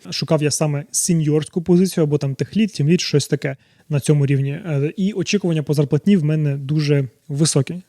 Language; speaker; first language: Ukrainian; non-native, local second language; Russian